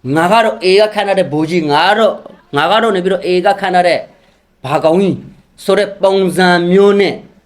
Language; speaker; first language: Burmese; non-native, local second language; Rohingya